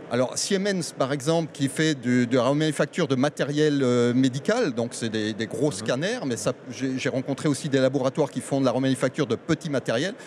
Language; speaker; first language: French; native; French